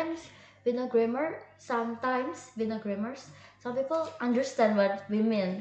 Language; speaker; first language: English; non-native, learner; Indonesian